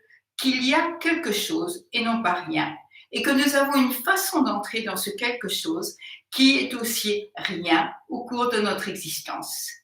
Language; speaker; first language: French; native; French